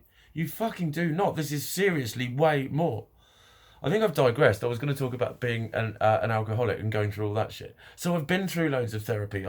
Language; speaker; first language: English; native; English